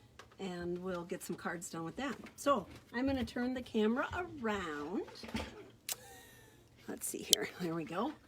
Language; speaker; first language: English; native; English